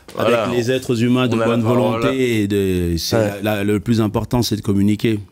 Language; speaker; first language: French; native; French